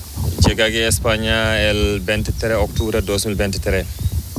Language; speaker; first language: Spanish; non-native, learner; Fula